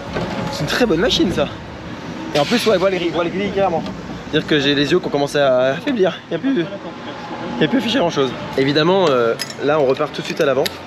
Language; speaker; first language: French; native; French